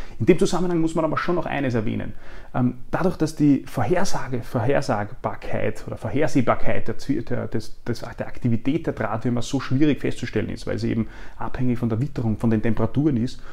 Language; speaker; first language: German; native; German